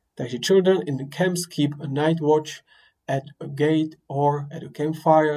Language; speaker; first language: English; non-native, fluent; Czech